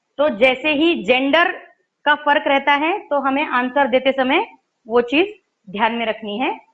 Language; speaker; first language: Hindi; non-native, local second language; Marathi